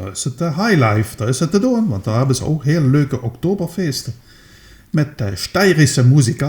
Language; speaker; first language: Dutch; native; Dutch